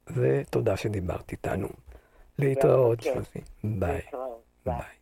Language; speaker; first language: Hebrew; native; Hebrew